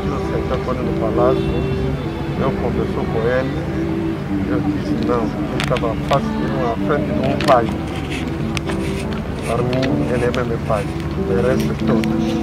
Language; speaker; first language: Portuguese; non-native, learner; Lingala